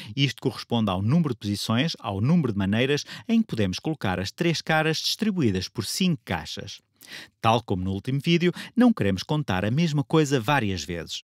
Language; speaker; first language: Portuguese; native; Portuguese